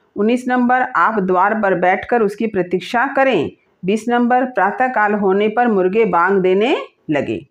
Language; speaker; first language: Hindi; native; Hindi